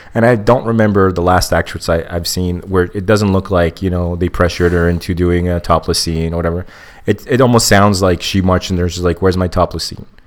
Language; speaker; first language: English; native; English